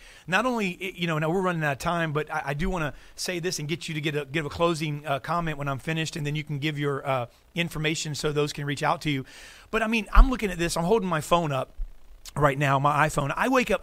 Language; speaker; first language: English; native; English